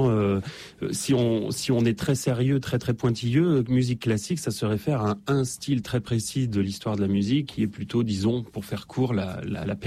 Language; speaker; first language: French; native; French